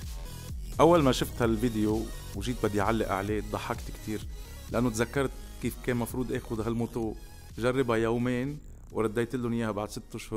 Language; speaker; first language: Arabic; native; Arabic